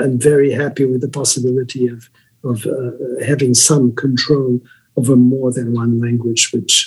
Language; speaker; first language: English; non-native, fluent; Portuguese